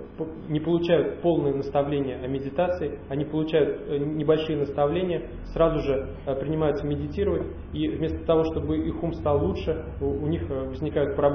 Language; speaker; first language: Russian; native; Russian